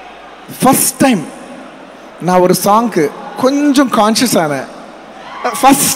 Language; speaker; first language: Tamil; non-native, local second language; Telugu